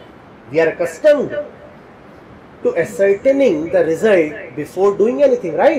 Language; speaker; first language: English; non-native, local second language; Hindi